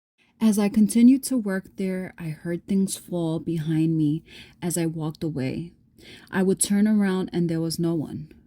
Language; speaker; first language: English; native; English